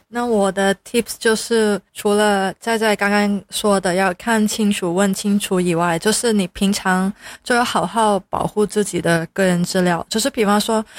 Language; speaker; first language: Chinese; non-native, local second language; Cantonese